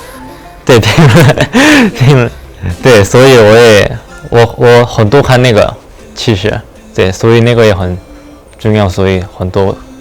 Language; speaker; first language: Chinese; non-native, learner; Korean